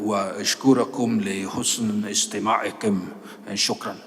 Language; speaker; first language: Arabic; non-native, learner; English